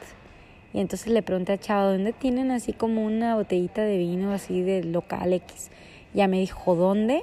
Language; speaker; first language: Spanish; native; Spanish